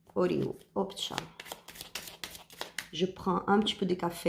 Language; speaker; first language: French; non-native, learner; Spanish